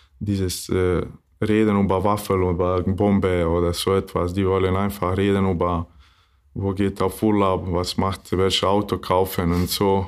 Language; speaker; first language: German; non-native, learner; Bosnian